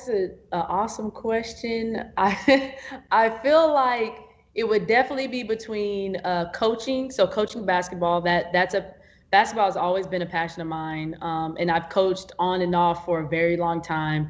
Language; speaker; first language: English; native; English